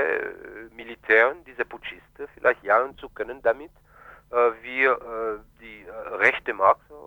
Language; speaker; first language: German; non-native, fluent; Haitian Creole